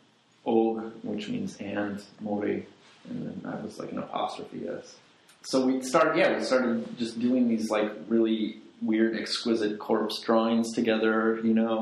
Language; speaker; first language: English; native; English